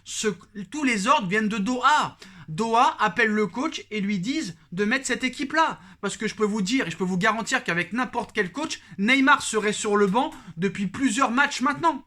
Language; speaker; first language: French; native; French